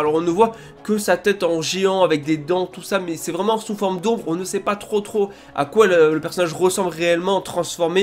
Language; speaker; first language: French; native; French